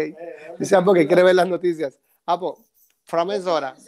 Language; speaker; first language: Italian; non-native, learner; Spanish